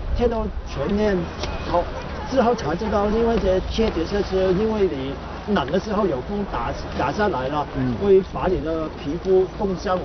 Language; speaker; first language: Chinese; non-native, local second language; Cantonese